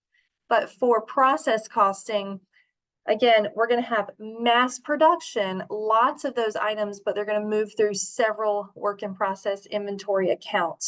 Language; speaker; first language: English; native; English